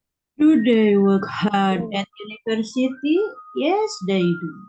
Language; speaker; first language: English; non-native, learner; Indonesian